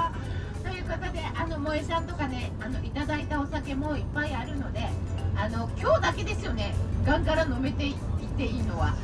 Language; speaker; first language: Japanese; native; Japanese